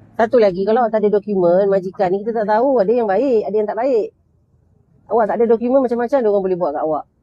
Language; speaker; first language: Malay; native; Malay